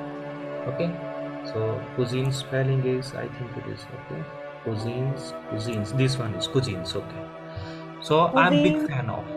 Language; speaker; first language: English; non-native, learner; Hindi